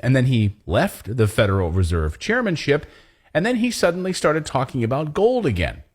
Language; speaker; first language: English; native; English